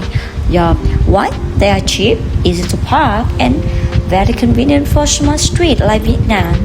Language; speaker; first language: English; non-native, learner; Vietnamese